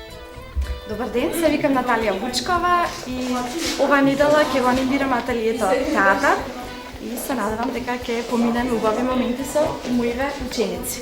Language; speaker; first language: French; non-native, fluent; Macedonian